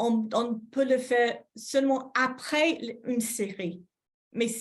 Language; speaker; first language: French; non-native, fluent; English